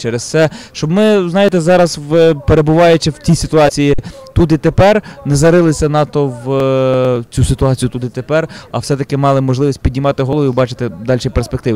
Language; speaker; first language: Ukrainian; native; Ukrainian